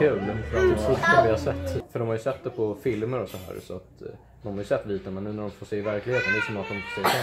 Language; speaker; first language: Swedish; native; Swedish